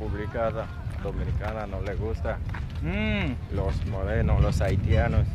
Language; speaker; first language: Spanish; non-native, learner; Haitian Creole